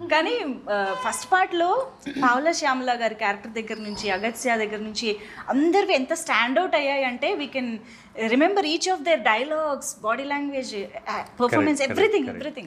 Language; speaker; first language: Telugu; native; Telugu